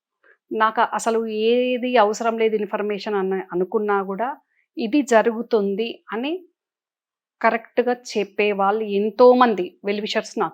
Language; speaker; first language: Telugu; native; Telugu